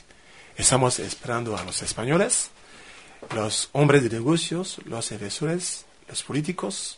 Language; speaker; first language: Spanish; non-native, fluent; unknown